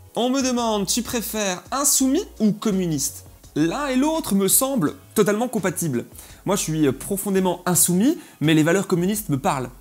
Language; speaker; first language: French; native; French